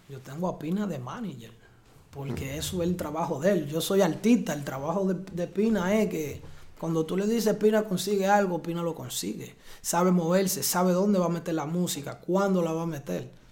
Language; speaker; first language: Spanish; early bilingual, heritage; Spanish